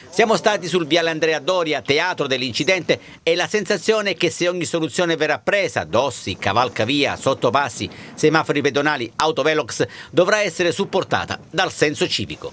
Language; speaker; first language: Italian; native; Italian